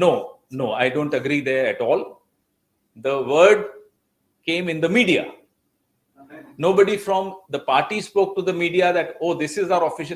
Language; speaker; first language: English; non-native, local second language; Hindi